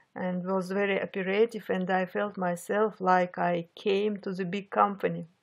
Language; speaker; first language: English; non-native, fluent; Russian